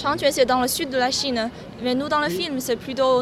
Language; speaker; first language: French; non-native, learner; Chinese